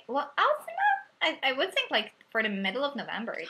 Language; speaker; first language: English; non-native, fluent; Hungarian